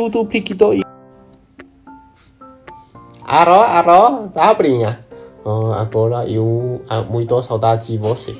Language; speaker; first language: Portuguese; non-native, learner; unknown